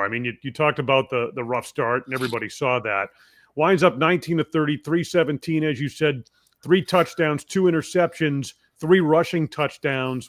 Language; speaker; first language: English; native; English